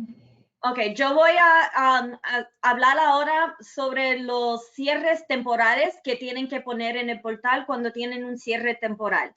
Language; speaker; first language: Spanish; early bilingual, other home language; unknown